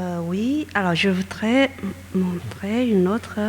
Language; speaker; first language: French; non-native, fluent; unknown